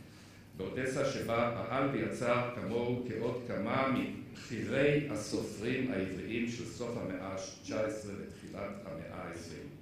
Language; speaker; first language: Hebrew; native; Hebrew